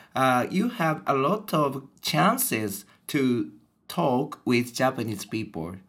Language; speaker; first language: English; non-native, learner; Japanese